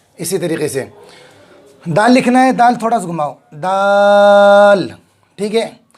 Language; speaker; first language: Hindi; native; Hindi